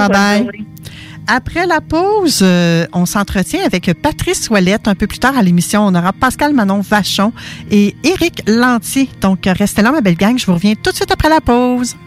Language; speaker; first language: French; native; French